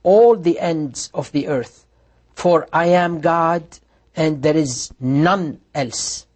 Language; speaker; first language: English; non-native, fluent; Arabic